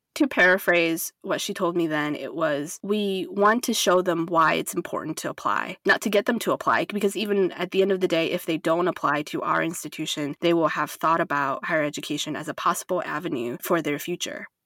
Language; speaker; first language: English; non-native, fluent; Chinese